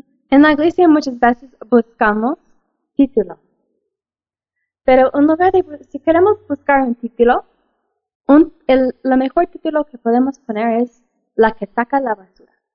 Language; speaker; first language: Spanish; non-native, fluent; English